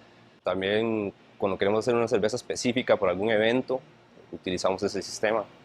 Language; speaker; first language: Spanish; native; Spanish